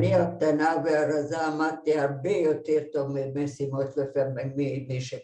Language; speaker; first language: Hebrew; non-native, fluent; Hungarian